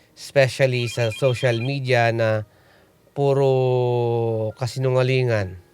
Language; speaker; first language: Filipino; native; Filipino